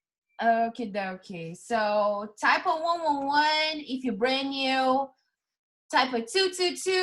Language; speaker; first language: English; non-native, fluent; Portuguese